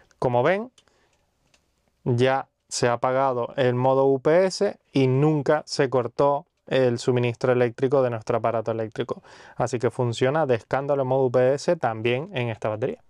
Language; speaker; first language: Spanish; native; Spanish